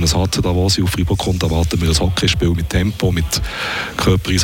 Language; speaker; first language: German; native; German